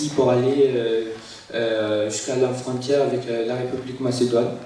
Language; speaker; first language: French; non-native, fluent; Arabic